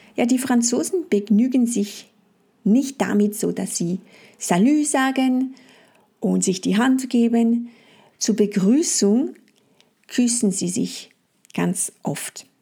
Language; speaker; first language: German; non-native, fluent; French